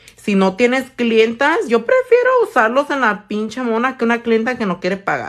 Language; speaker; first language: Spanish; early bilingual, heritage; Spanish